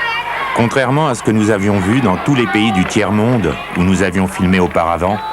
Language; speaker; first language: French; native; French